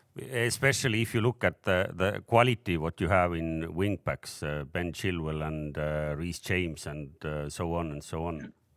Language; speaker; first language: English; non-native, fluent; Estonian